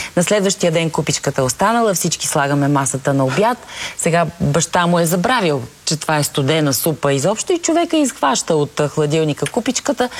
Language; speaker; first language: Bulgarian; native; Bulgarian